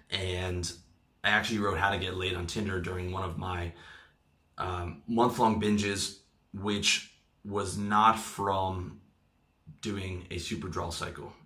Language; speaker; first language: English; native; English